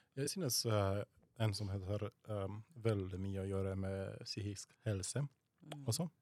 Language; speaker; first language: Norwegian; non-native, fluent; Romanian